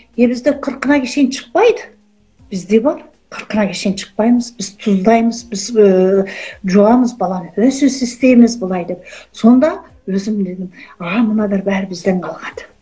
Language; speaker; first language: Kazakh; early bilingual, heritage; Kazakh